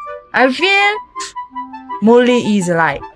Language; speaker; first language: English; non-native, learner; Korean